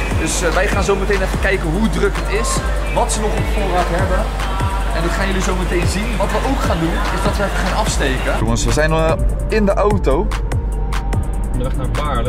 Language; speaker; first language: Dutch; native; Dutch